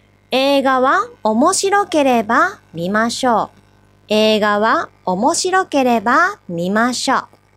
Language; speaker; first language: Japanese; native; Japanese